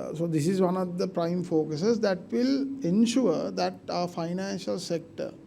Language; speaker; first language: English; non-native, local second language; Sinhala